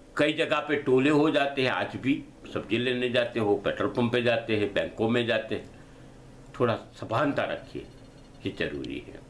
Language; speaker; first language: Hindi; non-native, local second language; Gujarati